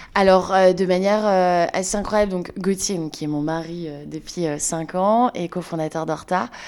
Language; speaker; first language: French; native; French